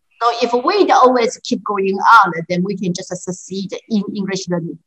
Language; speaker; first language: English; non-native, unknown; Chinese